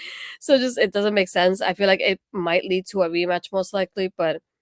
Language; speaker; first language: English; native; English